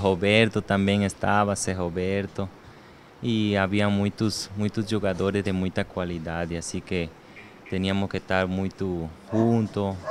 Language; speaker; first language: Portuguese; non-native, learner; Spanish